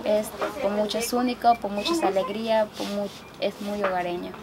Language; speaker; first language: Spanish; native; Spanish